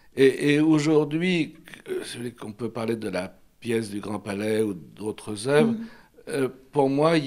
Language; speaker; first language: French; native; French